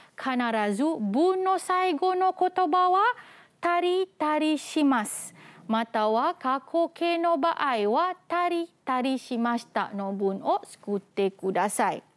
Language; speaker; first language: Japanese; non-native, fluent; Malay